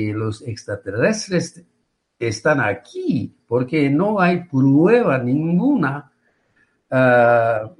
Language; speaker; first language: Spanish; non-native, fluent; Japanese